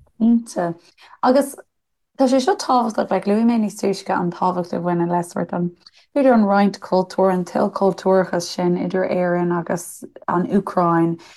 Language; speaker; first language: Irish; non-native, local second language; English